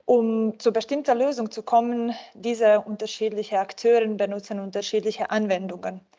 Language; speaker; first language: German; non-native, fluent; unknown